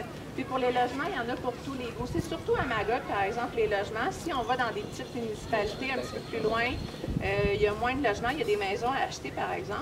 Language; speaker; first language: French; native; French